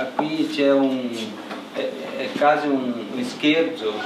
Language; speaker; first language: Italian; non-native, learner; Portuguese